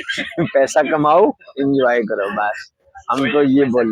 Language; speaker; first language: Hindi; non-native, local second language; Punjabi